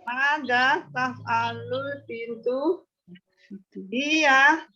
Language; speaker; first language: Arabic; non-native, learner; Indonesian